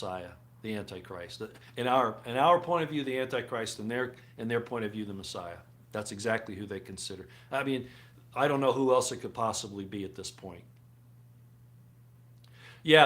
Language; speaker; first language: English; native; English